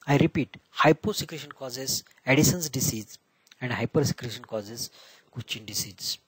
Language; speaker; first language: English; non-native, local second language; Marathi